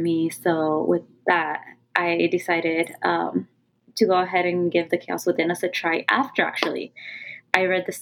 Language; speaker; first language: English; native; English